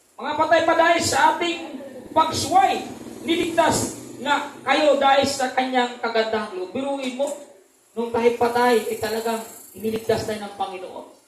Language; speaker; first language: Filipino; non-native, local second language; Cebuano